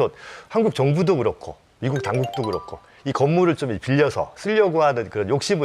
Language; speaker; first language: Korean; native; Korean